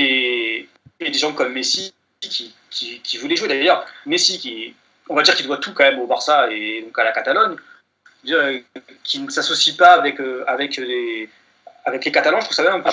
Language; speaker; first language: French; native; French